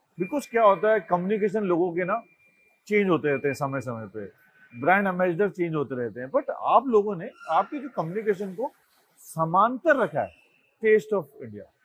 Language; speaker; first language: Hindi; native; Hindi